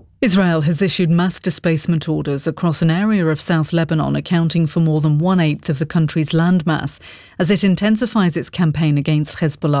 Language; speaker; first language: English; native; English